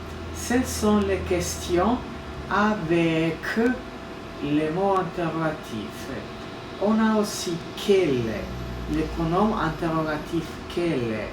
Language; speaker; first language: French; non-native, fluent; Spanish